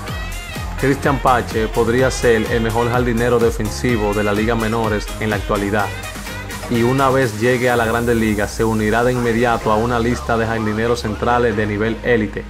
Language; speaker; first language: Spanish; native; Spanish